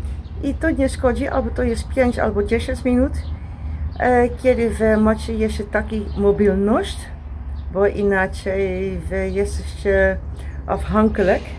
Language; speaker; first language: Polish; non-native, learner; Dutch